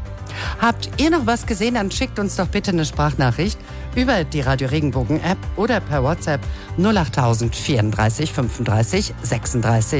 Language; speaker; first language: German; native; German